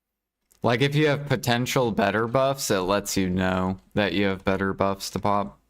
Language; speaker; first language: English; native; English